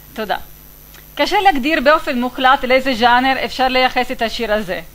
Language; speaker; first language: Hebrew; non-native, fluent; Italian